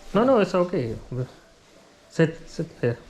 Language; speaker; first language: English; non-native, learner; Urdu